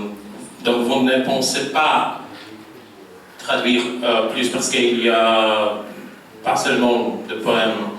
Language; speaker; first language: French; non-native, fluent; Polish